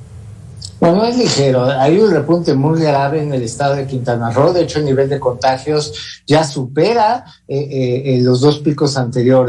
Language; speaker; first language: Spanish; native; Spanish